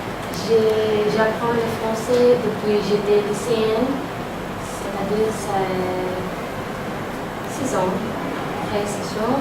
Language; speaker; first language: French; non-native, learner; Indonesian